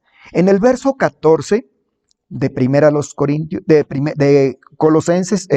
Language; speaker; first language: Spanish; native; Spanish